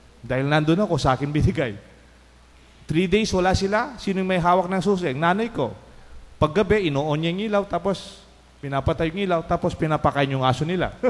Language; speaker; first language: Filipino; non-native, local second language; Pampanga